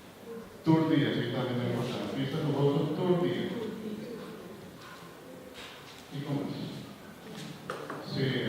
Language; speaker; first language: Spanish; non-native, learner; Papiamento